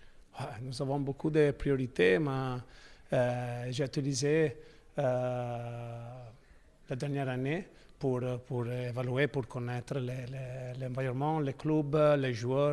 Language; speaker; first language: French; non-native, learner; Italian